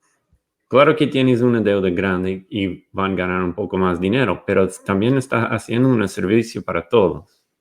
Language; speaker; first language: Spanish; non-native, fluent; English